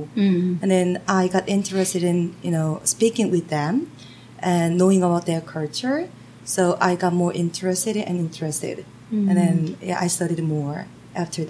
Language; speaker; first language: English; non-native, fluent; Korean